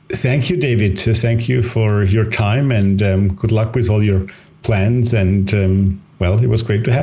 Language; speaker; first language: English; non-native, fluent; German